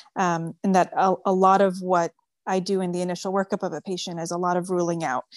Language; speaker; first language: English; early bilingual, other home language; French